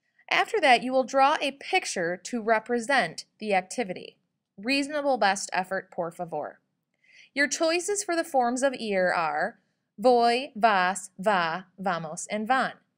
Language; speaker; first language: English; native; English